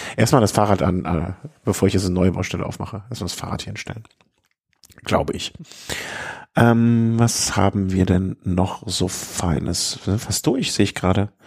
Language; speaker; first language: German; native; German